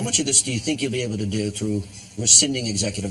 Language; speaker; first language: English; native; English